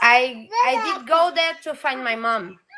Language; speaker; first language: English; non-native, learner; Portuguese